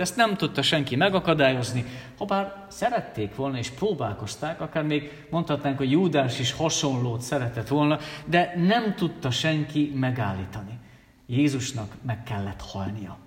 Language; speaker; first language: Hungarian; native; Hungarian